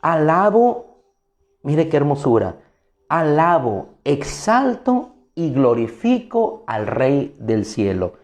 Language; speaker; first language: Spanish; native; Spanish